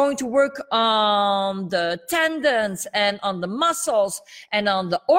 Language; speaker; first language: English; non-native, fluent; Dutch